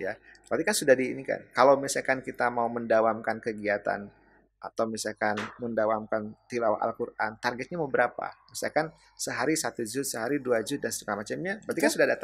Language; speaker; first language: Indonesian; native; Indonesian